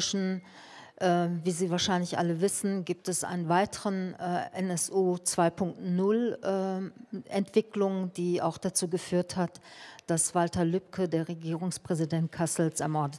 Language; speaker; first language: German; early bilingual, other home language; Turkish